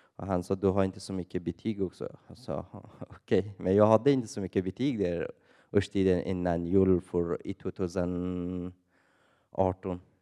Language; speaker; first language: Swedish; non-native, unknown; Persian